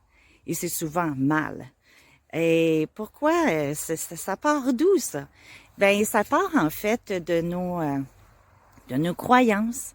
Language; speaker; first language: French; native; French